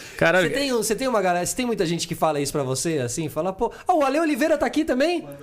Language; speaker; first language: Portuguese; early bilingual, other home language; Spanish